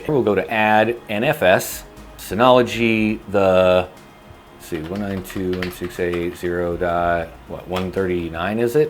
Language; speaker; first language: English; native; English